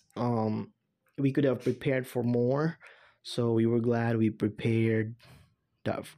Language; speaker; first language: English; non-native, local second language; Cebuano